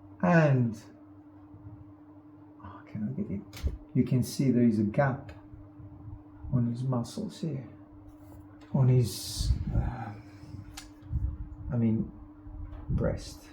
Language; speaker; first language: English; non-native, fluent; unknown